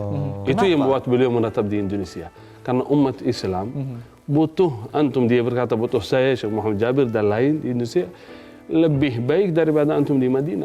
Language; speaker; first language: Indonesian; non-native, fluent; Arabic